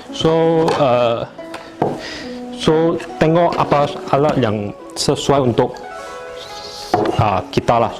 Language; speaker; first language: Indonesian; non-native, local second language; Chinese